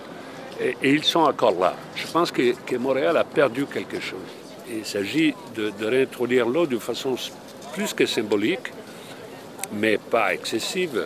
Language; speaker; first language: French; non-native, fluent; Italian